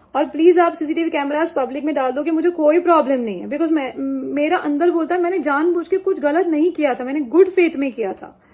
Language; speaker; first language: Hindi; non-native, local second language; Gujarati